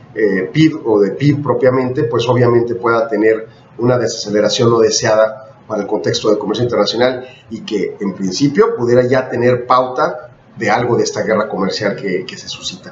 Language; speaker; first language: Spanish; native; Spanish